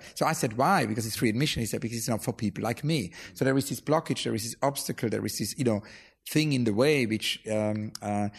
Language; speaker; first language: English; non-native, fluent; German